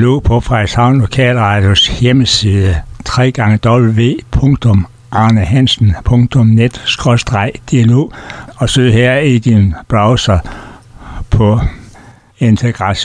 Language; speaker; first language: Danish; native; Danish